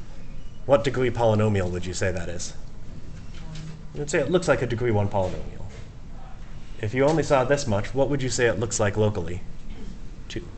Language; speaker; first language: English; native; English